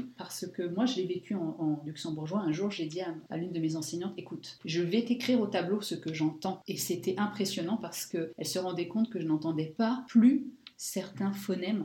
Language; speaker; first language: French; native; French